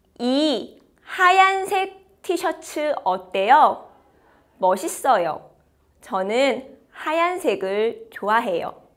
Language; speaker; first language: Korean; native; Korean